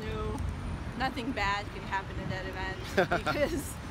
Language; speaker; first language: English; non-native, fluent; Serbian